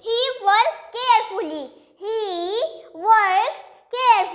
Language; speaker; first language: English; non-native, fluent; Pashto